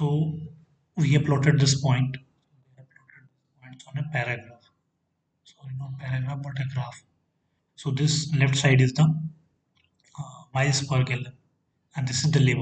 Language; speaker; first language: English; non-native, fluent; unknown